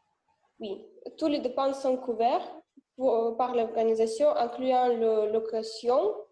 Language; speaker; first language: French; non-native, learner; Russian